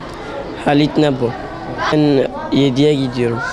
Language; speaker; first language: Turkish; non-native, learner; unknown